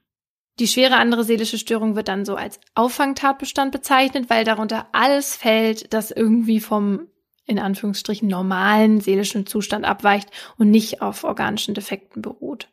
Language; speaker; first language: German; native; German